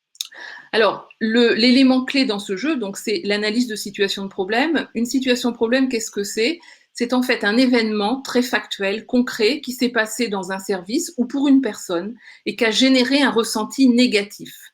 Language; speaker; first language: French; native; French